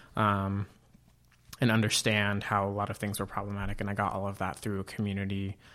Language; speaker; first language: English; native; English